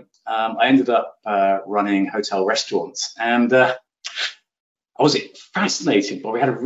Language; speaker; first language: English; native; English